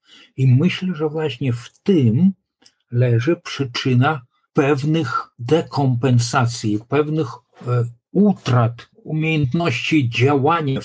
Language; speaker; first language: Polish; non-native, local second language; Lithuanian